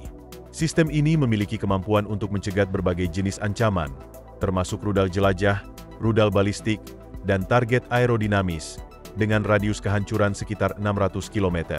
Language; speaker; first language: Indonesian; native; Indonesian